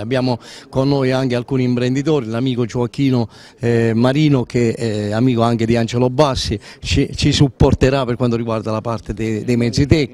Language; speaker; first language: Italian; native; Italian